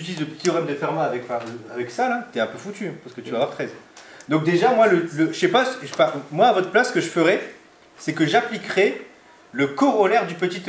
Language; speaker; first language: French; native; French